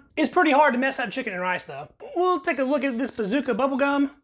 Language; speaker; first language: English; native; English